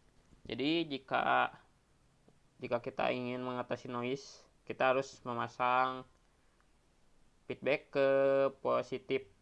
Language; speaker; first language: Indonesian; native; Indonesian